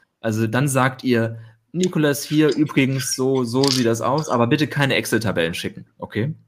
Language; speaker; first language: German; native; German